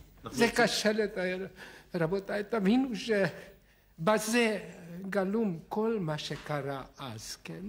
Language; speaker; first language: Hebrew; non-native, fluent; Hungarian